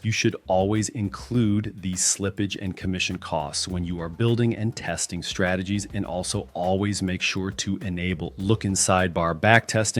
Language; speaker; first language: English; native; English